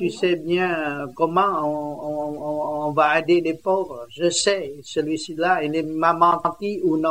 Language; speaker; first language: French; non-native, learner; Vietnamese